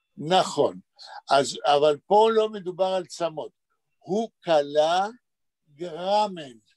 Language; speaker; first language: Hebrew; native; Hebrew